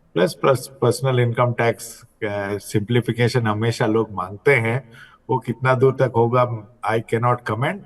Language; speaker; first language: Hindi; non-native, local second language; Odia